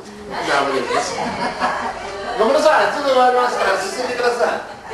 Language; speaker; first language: Japanese; non-native, fluent; English